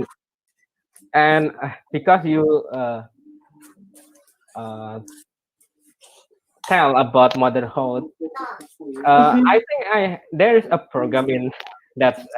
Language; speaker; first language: English; non-native, learner; Indonesian